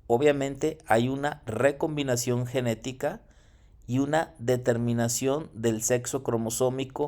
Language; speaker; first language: Spanish; native; Spanish